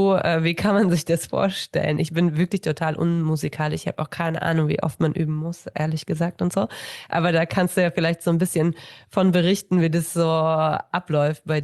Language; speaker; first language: German; native; German